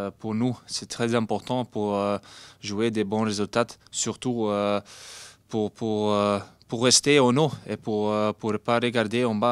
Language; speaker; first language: French; non-native, learner; Dutch